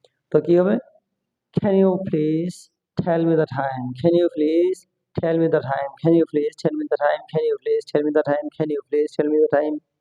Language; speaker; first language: English; non-native, local second language; Bangla